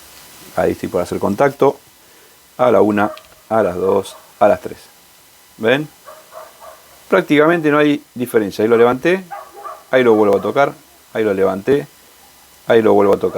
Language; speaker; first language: Spanish; native; Spanish